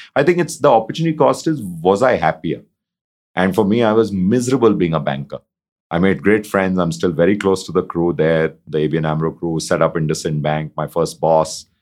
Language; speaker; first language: English; non-native, local second language; Hindi